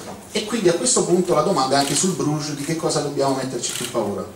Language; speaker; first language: Italian; native; Italian